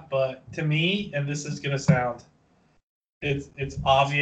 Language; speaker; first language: English; native; English